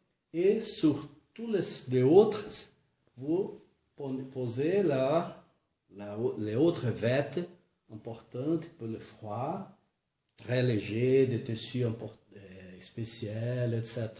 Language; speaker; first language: French; non-native, learner; Portuguese